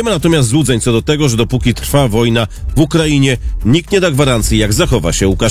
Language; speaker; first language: Polish; native; Polish